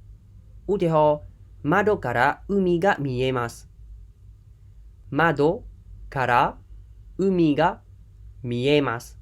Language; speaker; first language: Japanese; non-native, fluent; Khmer